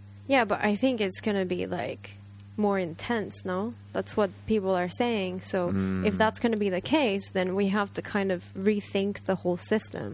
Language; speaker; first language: English; non-native, fluent; Japanese